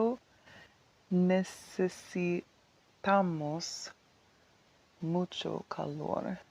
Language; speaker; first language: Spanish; non-native, learner; English